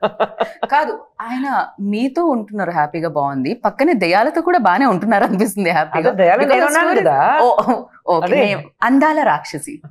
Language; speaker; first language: Telugu; native; Telugu